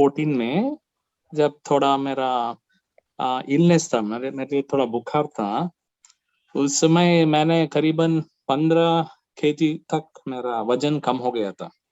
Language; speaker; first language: Hindi; non-native, local second language; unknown